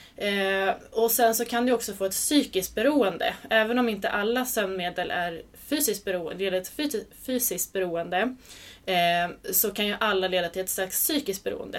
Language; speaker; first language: Swedish; native; Swedish